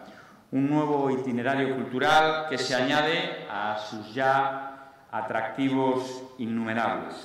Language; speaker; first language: Spanish; native; Spanish